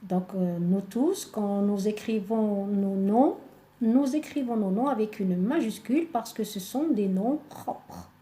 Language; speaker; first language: French; non-native, local second language; Arabic